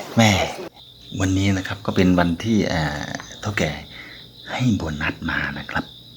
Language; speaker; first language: Thai; native; Thai